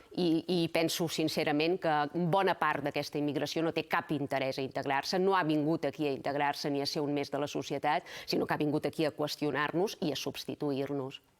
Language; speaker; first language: Catalan; native; Catalan